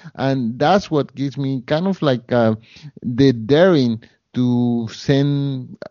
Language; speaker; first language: English; non-native, fluent; Spanish